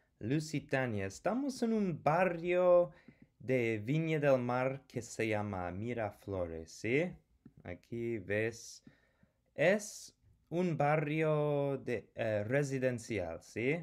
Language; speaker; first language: Spanish; non-native, fluent; English